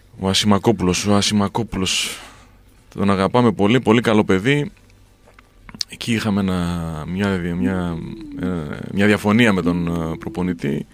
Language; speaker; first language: Greek; native; Greek